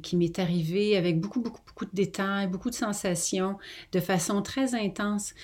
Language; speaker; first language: French; native; French